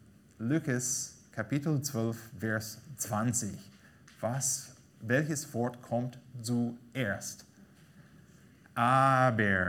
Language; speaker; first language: German; non-native, fluent; English